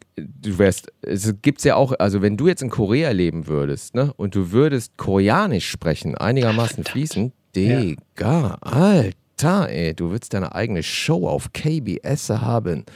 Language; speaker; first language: German; native; German